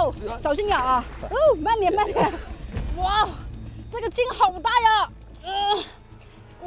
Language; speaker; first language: Chinese; native; Chinese